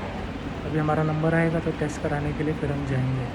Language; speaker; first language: Hindi; native; Hindi